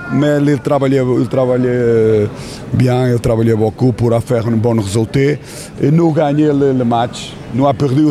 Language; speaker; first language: French; non-native, learner; Portuguese